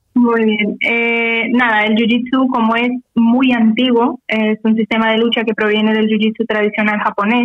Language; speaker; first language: Spanish; non-native, fluent; Portuguese